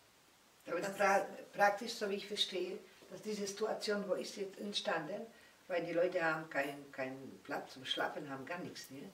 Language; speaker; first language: German; non-native, learner; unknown